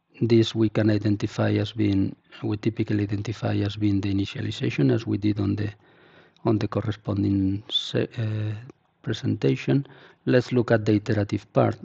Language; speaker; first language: English; non-native, fluent; Spanish